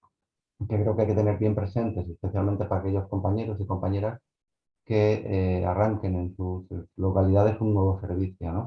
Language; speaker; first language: Spanish; native; Spanish